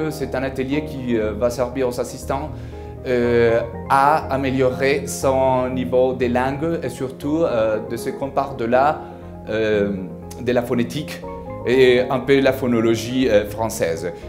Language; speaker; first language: French; non-native, fluent; Spanish